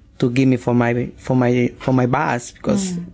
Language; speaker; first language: English; non-native, learner; Spanish